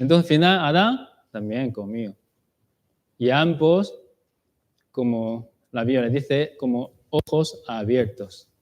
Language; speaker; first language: Spanish; non-native, learner; Chinese